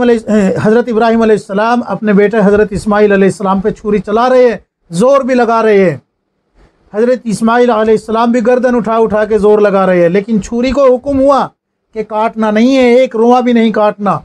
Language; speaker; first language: Urdu; native; Urdu